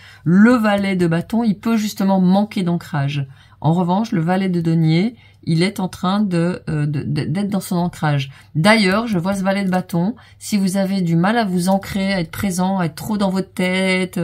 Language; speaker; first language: French; native; French